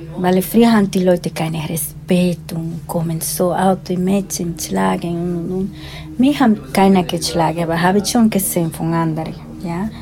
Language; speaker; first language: German; non-native, learner; Spanish